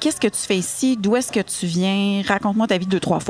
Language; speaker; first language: French; native; French